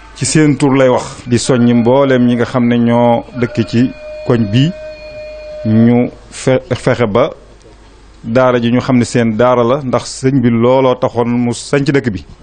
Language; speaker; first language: Wolof; native; Wolof